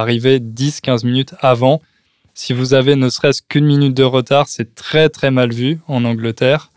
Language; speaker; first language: French; native; French